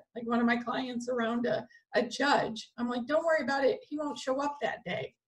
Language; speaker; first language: English; native; English